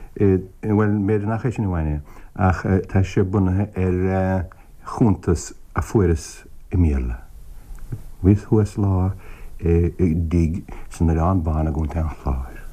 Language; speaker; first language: Irish; native; Irish